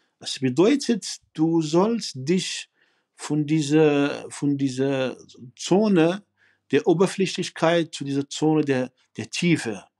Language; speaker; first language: German; non-native, fluent; Arabic